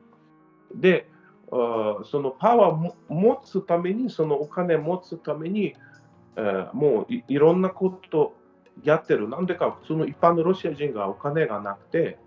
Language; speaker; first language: Japanese; non-native, learner; Ukrainian